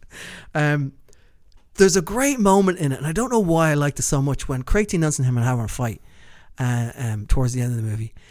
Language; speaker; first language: English; native; English